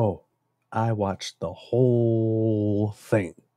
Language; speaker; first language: English; native; English